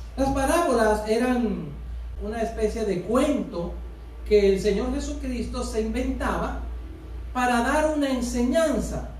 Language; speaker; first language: Spanish; native; Spanish